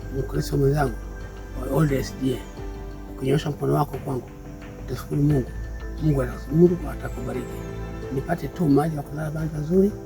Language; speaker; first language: Swahili; non-native, local second language; Luo (Kenya and Tanzania)